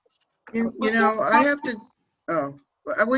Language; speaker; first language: English; native; English